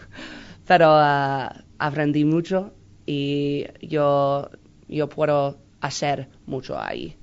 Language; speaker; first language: Spanish; non-native, learner; English